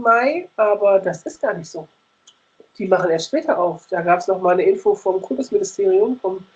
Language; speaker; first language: German; native; German